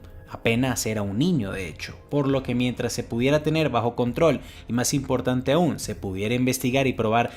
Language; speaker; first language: Spanish; native; Spanish